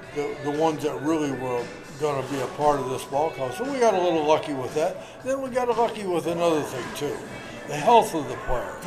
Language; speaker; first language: English; native; English